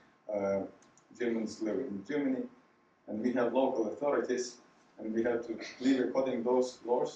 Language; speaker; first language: English; non-native, fluent; Ukrainian